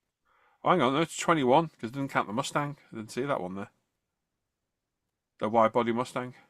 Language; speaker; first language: English; native; English